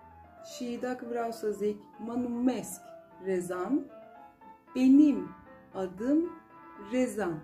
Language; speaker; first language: Romanian; non-native, fluent; Turkish